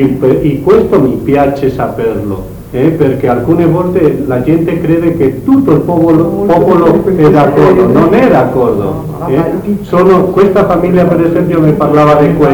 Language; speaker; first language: Italian; non-native, learner; Spanish